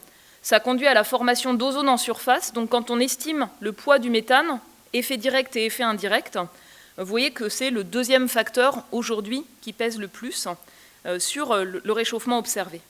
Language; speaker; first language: French; native; French